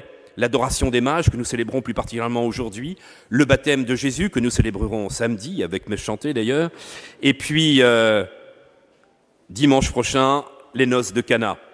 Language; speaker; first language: French; native; French